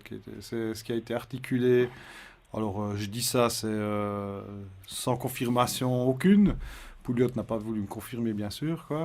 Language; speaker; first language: French; native; French